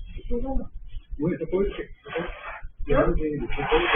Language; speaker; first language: Japanese; native; Japanese